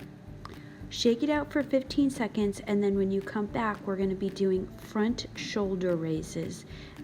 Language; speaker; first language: English; native; English